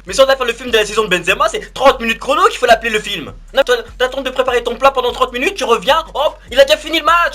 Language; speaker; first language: French; native; French